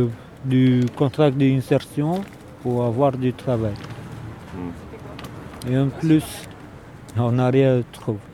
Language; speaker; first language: French; non-native, learner; Romanian